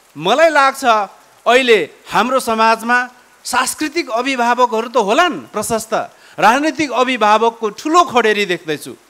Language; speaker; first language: Nepali; native; Nepali